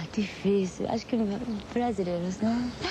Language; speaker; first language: Portuguese; non-native, learner; Japanese